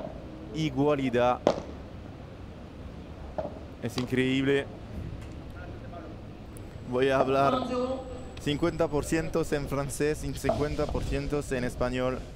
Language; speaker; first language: Spanish; non-native, learner; French